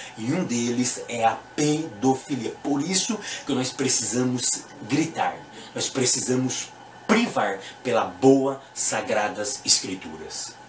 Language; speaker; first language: Portuguese; native; Portuguese